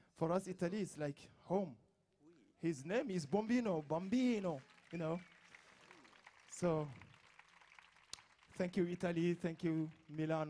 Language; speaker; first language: English; non-native, fluent; Tamasheq